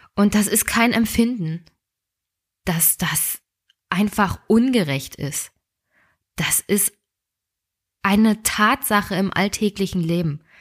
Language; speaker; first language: German; native; German